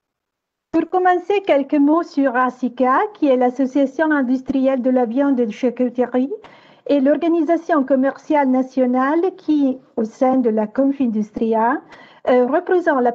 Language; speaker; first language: French; non-native, fluent; Italian